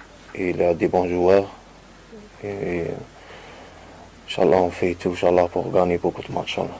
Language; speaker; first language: French; non-native, local second language; Arabic